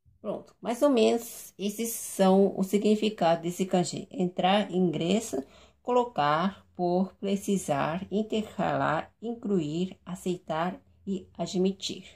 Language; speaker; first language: Portuguese; non-native, fluent; Japanese